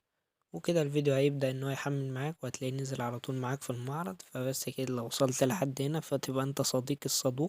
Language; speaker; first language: Arabic; native; Arabic